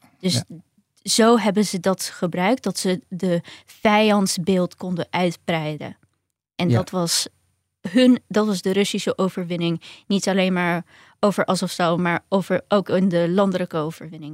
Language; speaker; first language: Dutch; early bilingual, other home language; Ukrainian